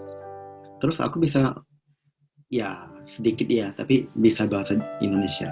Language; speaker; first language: Indonesian; non-native, fluent; Japanese